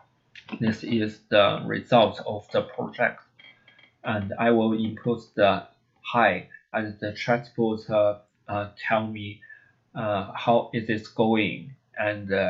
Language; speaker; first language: English; non-native, learner; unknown